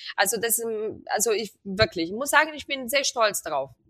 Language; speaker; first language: German; non-native, fluent; Portuguese